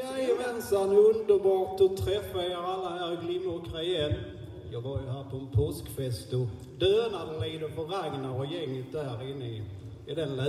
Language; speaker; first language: Swedish; native; Swedish